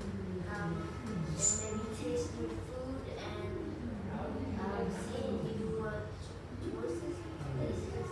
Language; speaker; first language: English; non-native, learner; Vietnamese